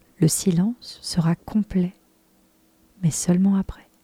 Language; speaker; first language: French; native; French